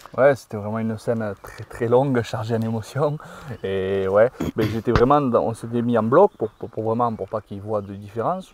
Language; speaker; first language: French; native; French